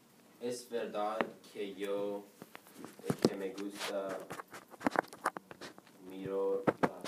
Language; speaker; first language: Spanish; non-native, learner; English